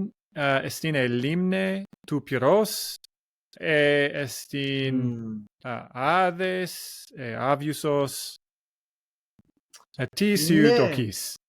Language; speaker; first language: Greek; non-native, learner; English